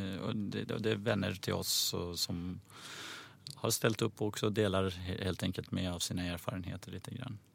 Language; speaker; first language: Swedish; early bilingual, other home language; Persian